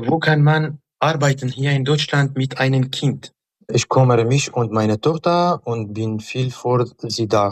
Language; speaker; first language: German; non-native, learner; Arabic